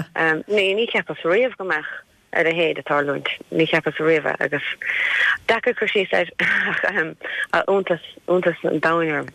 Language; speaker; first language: Irish; native; Irish